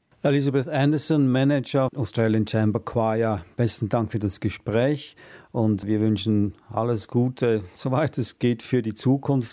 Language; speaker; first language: German; native; German